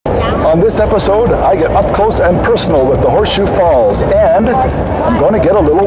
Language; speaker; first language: English; native; English